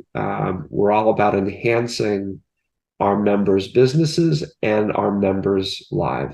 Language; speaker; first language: English; native; English